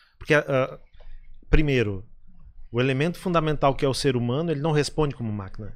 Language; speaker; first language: Portuguese; native; Portuguese